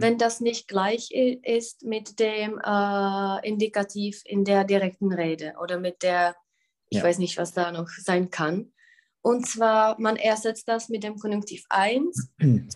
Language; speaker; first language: German; non-native, fluent; Czech